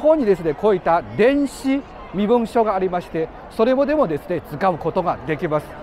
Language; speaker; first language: Japanese; non-native, fluent; Chinese